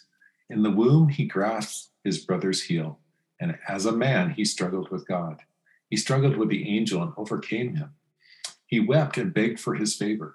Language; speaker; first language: English; native; English